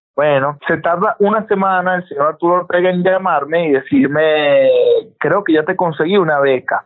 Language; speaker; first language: Spanish; native; Spanish